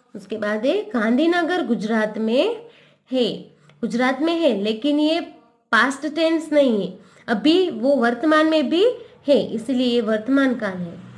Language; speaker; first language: Hindi; non-native, local second language; Gujarati